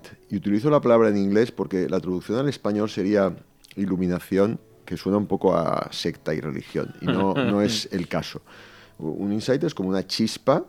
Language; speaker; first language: Spanish; native; Spanish